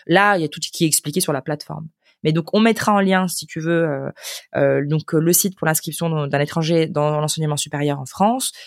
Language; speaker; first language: French; native; French